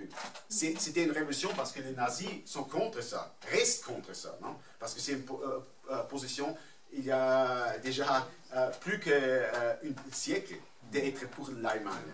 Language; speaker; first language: French; non-native, fluent; German